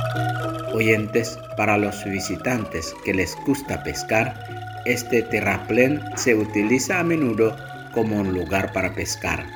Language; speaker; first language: Spanish; non-native, fluent; Indonesian